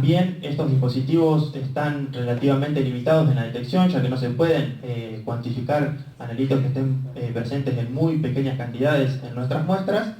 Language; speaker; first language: Spanish; native; Spanish